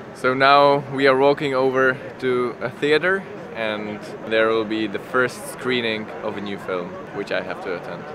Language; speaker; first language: English; non-native, fluent; Czech